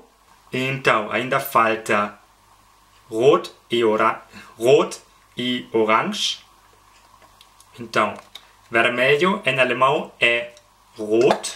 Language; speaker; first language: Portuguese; non-native, fluent; German